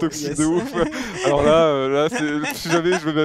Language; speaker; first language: French; native; French